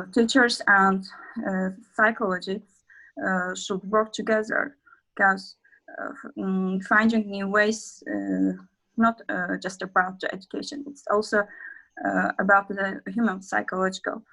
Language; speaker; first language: English; non-native, learner; Azerbaijani